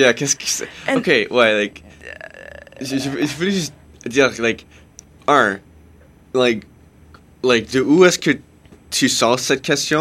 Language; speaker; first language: French; non-native, local second language; English